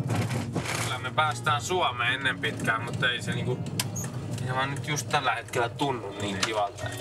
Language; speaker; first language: Finnish; native; Finnish